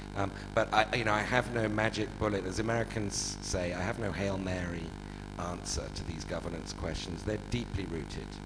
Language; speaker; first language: English; native; English